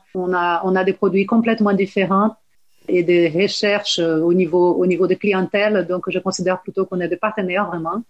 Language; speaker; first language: French; non-native, fluent; Portuguese